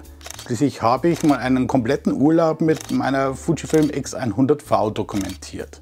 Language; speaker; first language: German; native; German